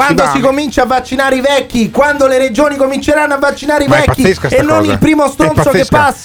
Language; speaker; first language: Italian; native; Italian